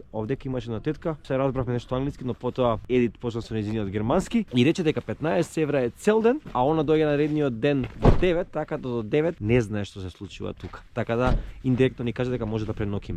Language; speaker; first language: Macedonian; native; Macedonian